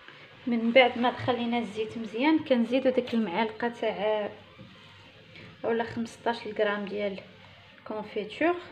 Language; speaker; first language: Arabic; native; Arabic